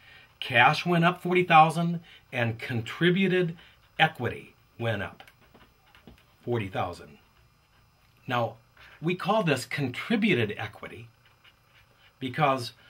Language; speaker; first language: English; native; English